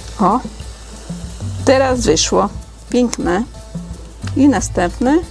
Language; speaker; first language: Polish; non-native, learner; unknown